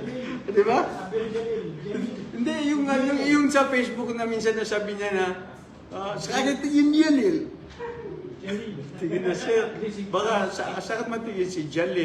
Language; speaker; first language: Filipino; non-native, local second language; Maranao